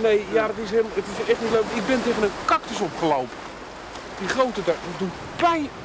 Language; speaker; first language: Dutch; native; Dutch